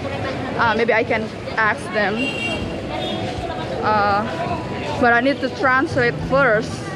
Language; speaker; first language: English; non-native, learner; Indonesian